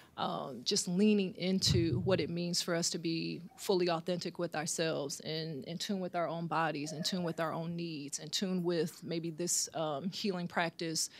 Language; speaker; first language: English; native; English